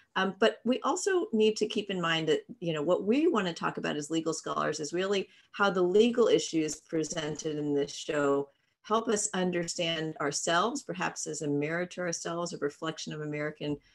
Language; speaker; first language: English; native; English